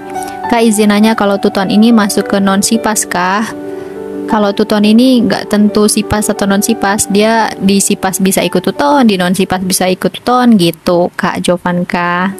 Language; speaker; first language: Indonesian; native; Indonesian